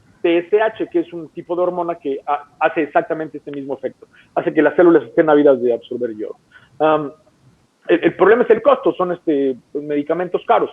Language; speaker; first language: Spanish; native; Spanish